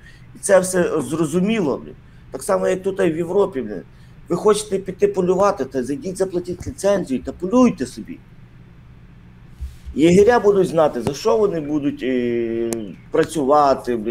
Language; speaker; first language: Ukrainian; native; Ukrainian